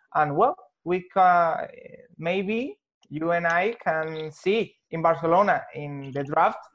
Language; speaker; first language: English; non-native, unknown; Spanish